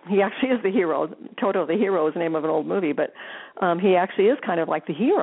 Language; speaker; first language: English; native; English